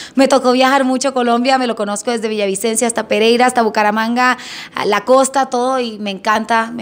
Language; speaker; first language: Spanish; native; Spanish